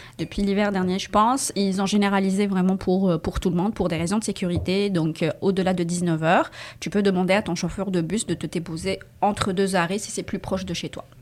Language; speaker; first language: French; non-native, local second language; Arabic